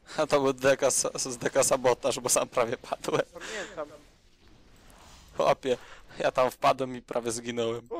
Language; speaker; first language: Polish; native; Polish